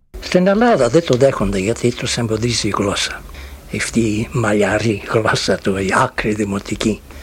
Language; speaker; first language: Greek; early bilingual, heritage; Greek